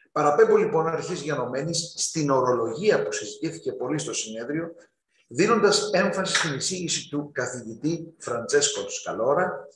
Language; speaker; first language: Greek; native; Greek